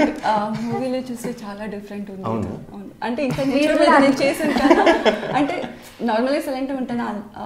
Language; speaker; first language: Telugu; non-native, learner; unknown